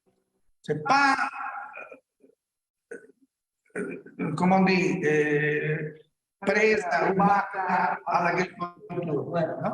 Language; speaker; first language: French; non-native, learner; Italian